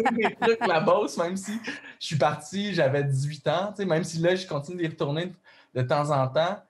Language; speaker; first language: French; native; French